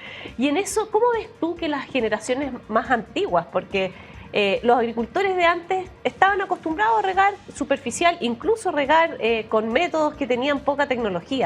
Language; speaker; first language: Spanish; native; Spanish